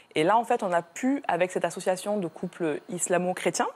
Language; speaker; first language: French; native; French